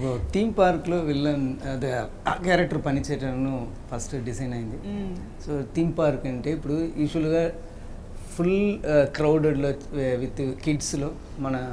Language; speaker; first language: Telugu; non-native, learner; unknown